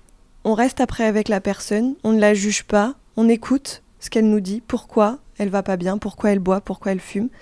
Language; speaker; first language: French; native; French